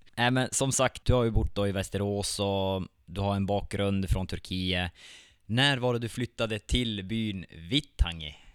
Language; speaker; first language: Swedish; native; Swedish